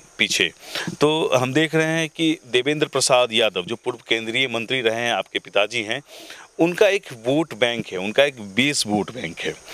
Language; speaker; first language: Hindi; native; Hindi